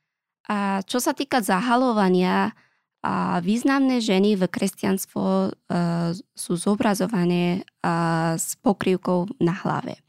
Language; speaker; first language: Slovak; non-native, learner; Pashto